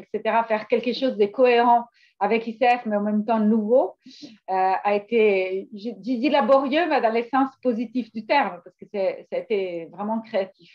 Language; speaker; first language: French; non-native, fluent; Italian